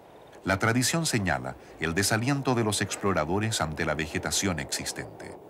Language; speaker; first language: Spanish; native; Spanish